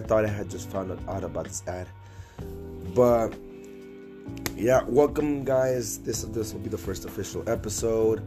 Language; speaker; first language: English; native; English